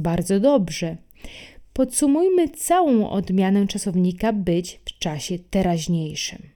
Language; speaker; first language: Polish; non-native, fluent; Italian